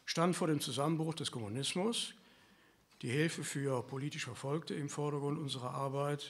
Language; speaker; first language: German; native; German